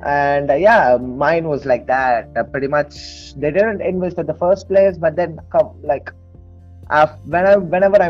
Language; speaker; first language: English; non-native, local second language; Telugu